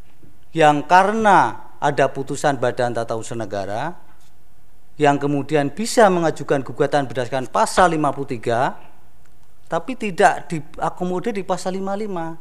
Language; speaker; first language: Indonesian; native; Indonesian